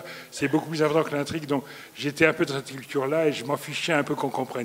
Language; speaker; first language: French; native; French